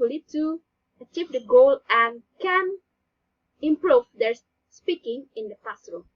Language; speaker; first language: English; non-native, learner; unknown